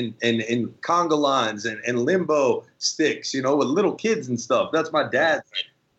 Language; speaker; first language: English; native; English